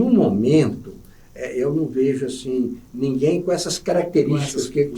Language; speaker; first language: Portuguese; native; Portuguese